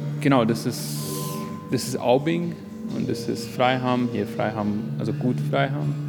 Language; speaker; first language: German; non-native, fluent; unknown